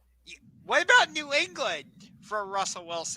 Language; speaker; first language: English; native; English